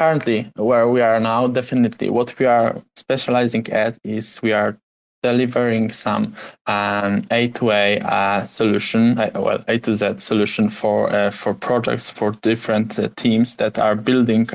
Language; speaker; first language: English; non-native, fluent; Polish